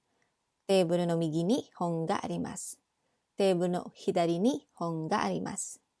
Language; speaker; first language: Japanese; non-native, fluent; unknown